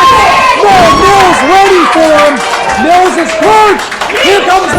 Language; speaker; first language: English; native; English